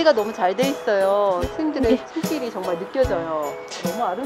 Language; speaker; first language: Korean; native; Korean